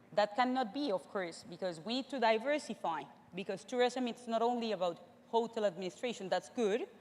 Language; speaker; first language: English; non-native, fluent; Spanish